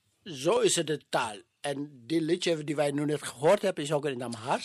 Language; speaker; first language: Dutch; non-native, fluent; Amharic